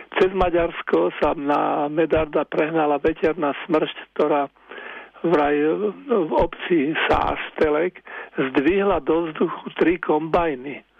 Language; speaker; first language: Slovak; native; Slovak